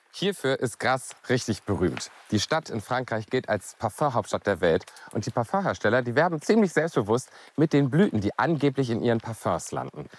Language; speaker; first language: German; native; German